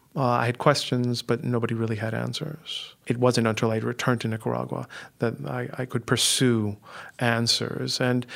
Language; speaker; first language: English; native; English